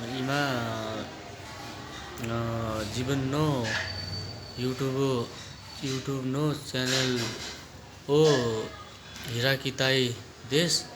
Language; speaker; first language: Japanese; non-native, learner; Nepali